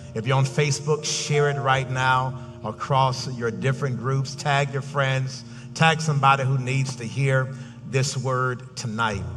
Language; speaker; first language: English; native; English